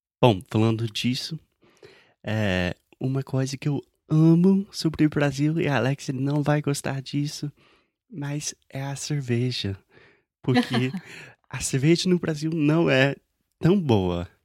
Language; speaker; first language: Portuguese; non-native, fluent; English